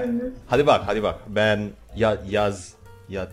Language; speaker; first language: Turkish; non-native, learner; Indonesian